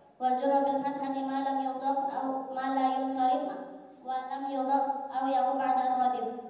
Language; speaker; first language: Arabic; non-native, learner; Indonesian